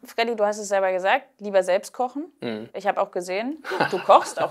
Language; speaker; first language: German; native; German